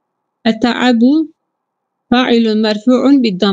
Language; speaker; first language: Arabic; non-native, learner; Turkish